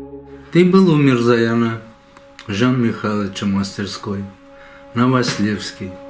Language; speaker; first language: Russian; non-native, local second language; Armenian